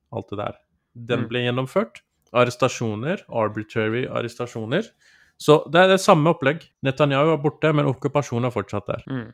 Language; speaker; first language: Norwegian; early bilingual, other home language; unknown